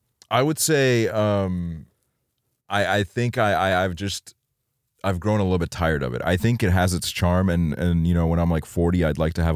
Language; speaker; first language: English; early bilingual, other home language; Estonian